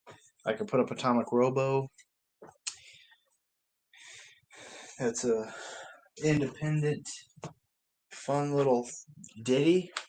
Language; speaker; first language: English; native; English